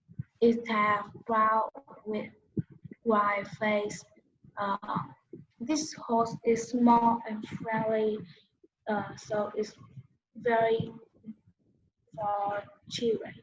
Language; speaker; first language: English; non-native, learner; Vietnamese